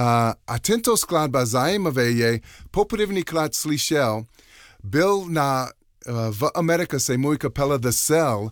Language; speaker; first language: Czech; non-native, learner; English